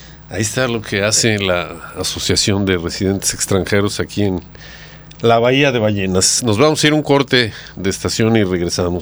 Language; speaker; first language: Spanish; native; Spanish